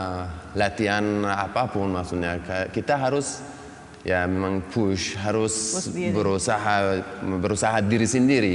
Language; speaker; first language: Indonesian; non-native, learner; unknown